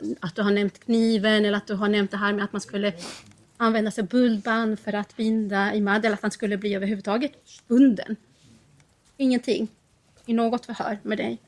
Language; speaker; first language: Swedish; native; Swedish